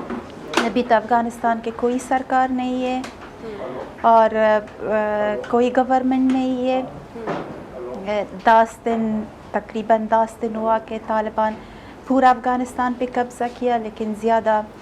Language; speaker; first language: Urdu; non-native, fluent; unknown